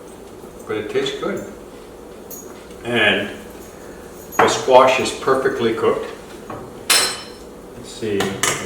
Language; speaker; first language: English; native; English